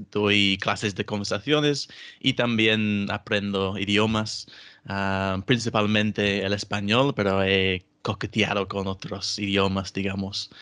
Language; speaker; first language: Spanish; non-native, fluent; English